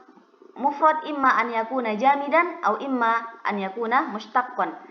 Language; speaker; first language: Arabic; non-native, fluent; Indonesian